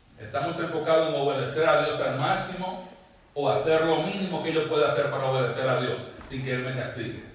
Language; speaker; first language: Spanish; native; Spanish